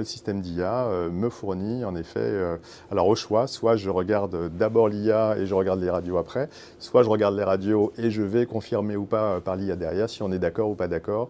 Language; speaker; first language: French; native; French